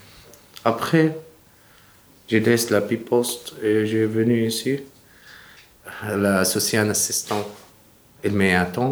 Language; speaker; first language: French; non-native, learner; Arabic